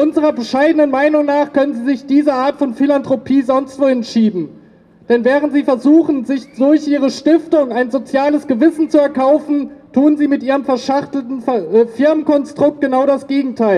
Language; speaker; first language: German; native; German